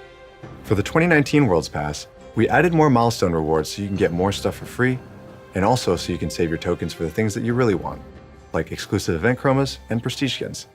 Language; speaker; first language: English; native; English